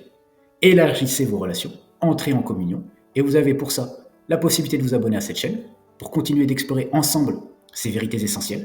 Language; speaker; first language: French; native; French